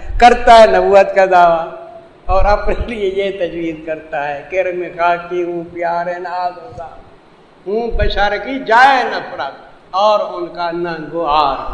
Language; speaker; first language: Urdu; non-native, local second language; Saraiki